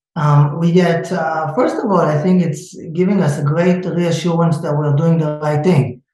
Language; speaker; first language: English; non-native, fluent; Hebrew